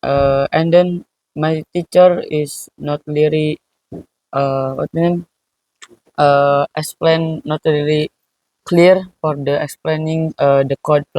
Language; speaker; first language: English; non-native, learner; Indonesian